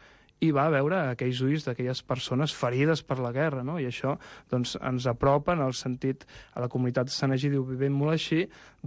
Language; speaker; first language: Catalan; native; Catalan